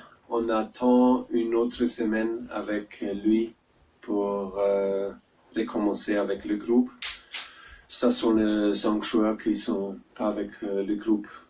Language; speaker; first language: French; non-native, learner; German